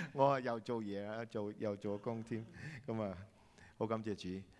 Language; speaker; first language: Chinese; native; Chinese